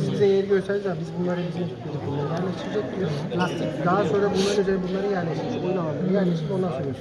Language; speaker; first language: Turkish; native; Turkish